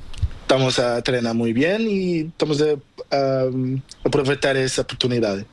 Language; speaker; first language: Spanish; non-native, learner; Portuguese